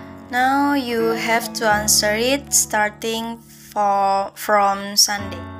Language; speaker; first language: English; non-native, learner; Indonesian